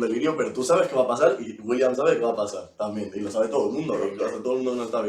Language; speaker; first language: Spanish; native; Spanish